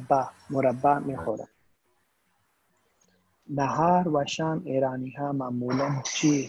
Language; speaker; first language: Persian; non-native, learner; Urdu